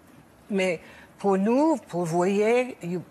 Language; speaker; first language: French; non-native, learner; English